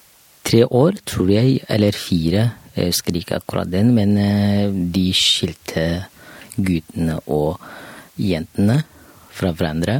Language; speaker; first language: Norwegian; non-native, learner; Kurdish